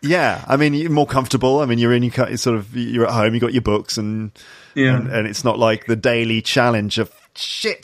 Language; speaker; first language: English; native; English